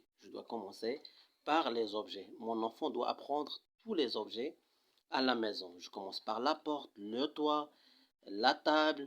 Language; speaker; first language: French; non-native, local second language; Arabic